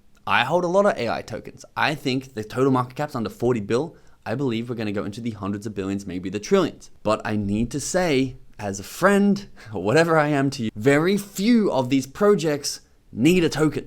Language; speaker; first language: English; native; English